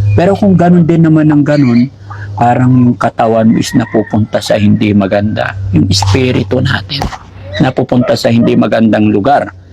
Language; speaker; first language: Filipino; non-native, local second language; Pangasinan